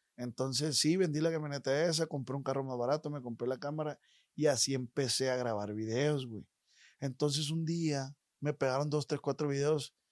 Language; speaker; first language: Spanish; native; Spanish